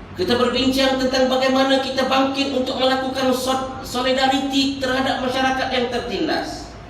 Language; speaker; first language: Malay; native; Malay